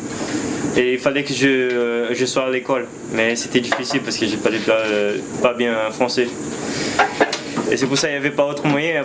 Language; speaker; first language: French; non-native, fluent; Portuguese